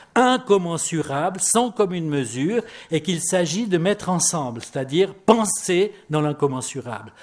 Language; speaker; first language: French; native; French